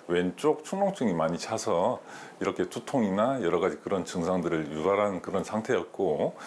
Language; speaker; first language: Korean; native; Korean